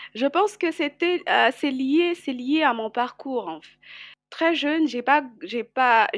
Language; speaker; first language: French; non-native, local second language; Lingala